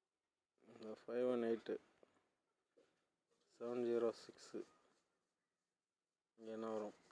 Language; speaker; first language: Tamil; native; Tamil